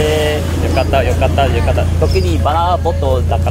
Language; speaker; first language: Japanese; non-native, learner; Malay